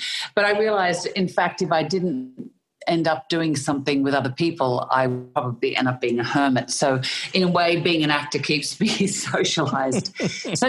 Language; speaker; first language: English; native; English